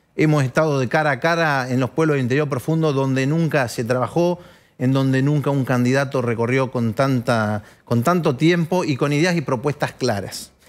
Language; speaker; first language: Spanish; native; Spanish